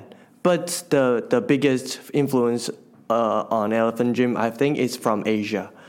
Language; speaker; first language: English; non-native, fluent; Chinese